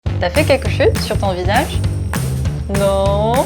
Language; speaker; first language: French; non-native, fluent; Korean